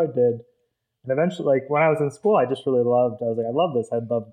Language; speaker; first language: English; native; English